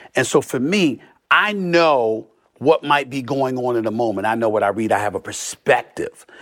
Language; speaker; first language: English; native; English